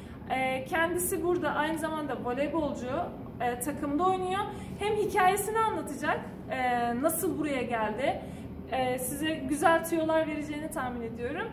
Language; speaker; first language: Turkish; native; Turkish